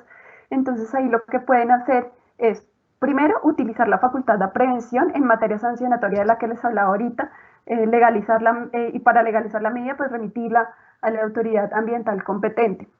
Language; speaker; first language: Spanish; native; Spanish